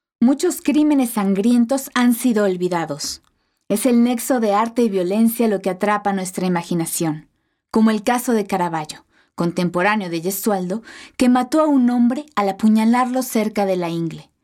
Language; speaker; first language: Spanish; native; Spanish